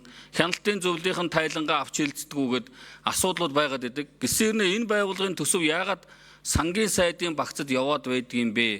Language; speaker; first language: Mongolian; native; Mongolian